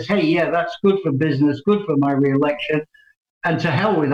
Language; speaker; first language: English; native; English